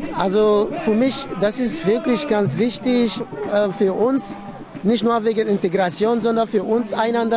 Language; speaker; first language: German; non-native, fluent; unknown